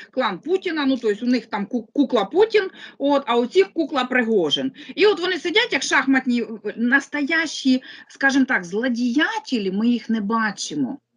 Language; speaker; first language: Ukrainian; non-native, local second language; Russian